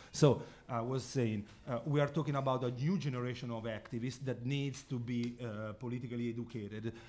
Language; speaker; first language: English; non-native, fluent; Italian